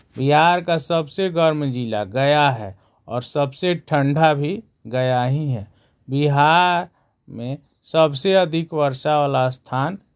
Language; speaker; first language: Hindi; native; Hindi